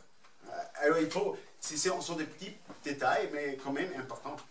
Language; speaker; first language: French; non-native, fluent; German